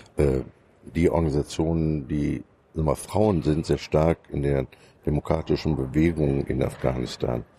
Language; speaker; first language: German; native; German